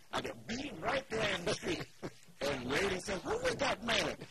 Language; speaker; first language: English; native; English